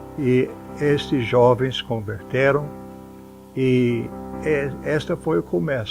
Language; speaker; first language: Portuguese; non-native, fluent; English